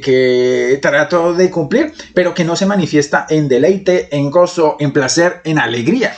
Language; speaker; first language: Spanish; native; Spanish